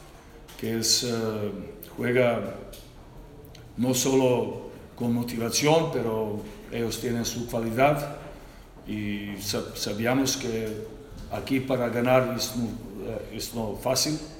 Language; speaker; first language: Spanish; non-native, learner; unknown